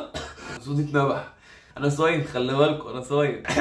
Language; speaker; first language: Arabic; native; Arabic